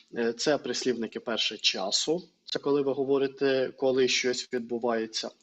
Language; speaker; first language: Ukrainian; non-native, local second language; Russian